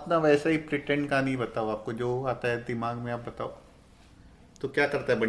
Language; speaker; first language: Hindi; native; Hindi